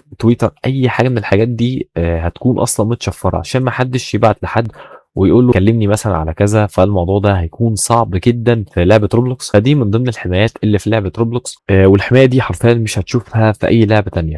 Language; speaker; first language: Arabic; native; Arabic